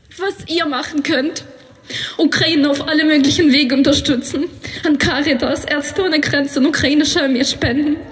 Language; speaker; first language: German; non-native, fluent; Ukrainian